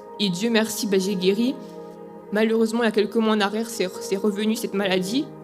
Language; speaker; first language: French; early bilingual, other home language; Spanish